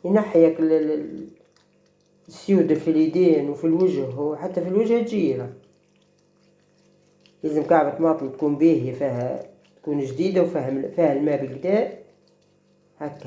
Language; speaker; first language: Arabic; native; Arabic